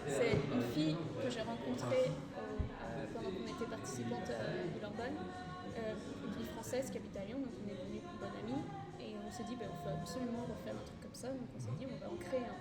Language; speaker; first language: French; native; French